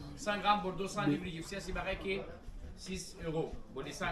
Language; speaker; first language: French; non-native, learner; Arabic